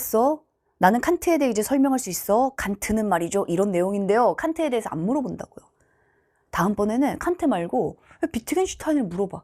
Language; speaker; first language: Korean; native; Korean